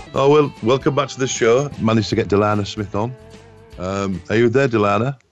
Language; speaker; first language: English; native; English